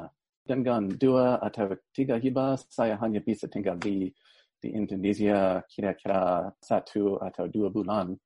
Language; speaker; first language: Indonesian; non-native, learner; English